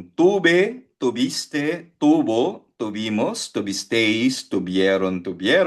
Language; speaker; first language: Spanish; non-native, fluent; Filipino